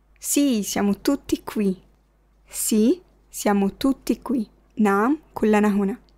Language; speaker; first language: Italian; non-native, fluent; Arabic